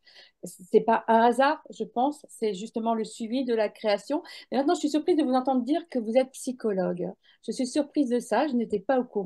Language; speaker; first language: French; native; French